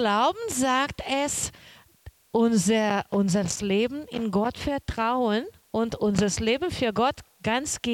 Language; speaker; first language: German; non-native, learner; Portuguese